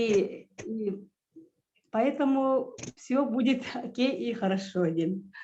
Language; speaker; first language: Russian; non-native, local second language; Yakut